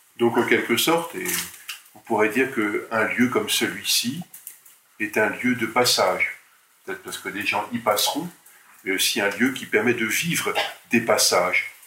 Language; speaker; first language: French; native; French